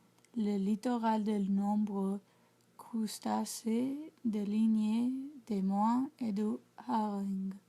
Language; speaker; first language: French; non-native, learner; English